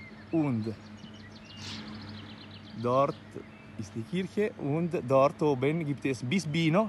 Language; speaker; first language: German; non-native, local second language; Italian